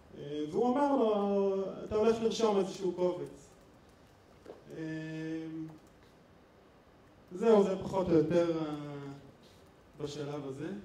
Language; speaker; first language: Hebrew; native; Hebrew